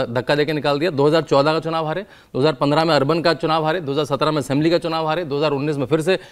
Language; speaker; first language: Hindi; native; Hindi